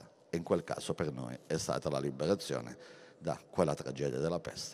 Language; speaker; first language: Italian; native; Italian